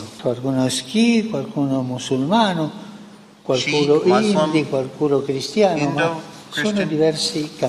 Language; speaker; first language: Italian; non-native, fluent; Spanish